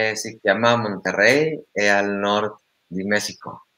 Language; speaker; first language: Italian; non-native, learner; Spanish